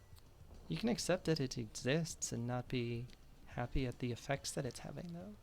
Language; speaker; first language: English; native; English